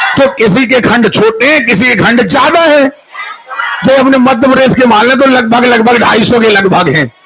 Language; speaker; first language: Hindi; native; Hindi